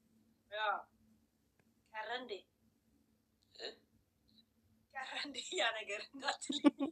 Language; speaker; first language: Amharic; native; Amharic